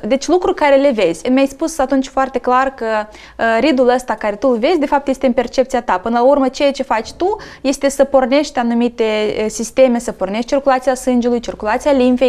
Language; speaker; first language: Romanian; native; Romanian